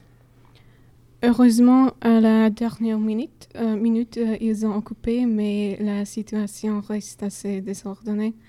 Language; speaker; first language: French; non-native, fluent; Slovak